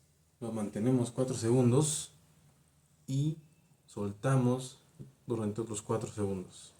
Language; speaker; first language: Spanish; native; Spanish